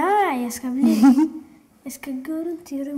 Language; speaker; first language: Swedish; non-native, local second language; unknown